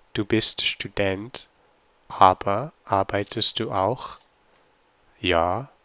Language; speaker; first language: German; non-native, fluent; English